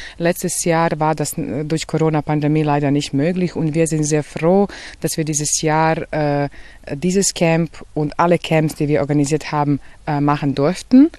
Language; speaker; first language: German; non-native, fluent; Serbian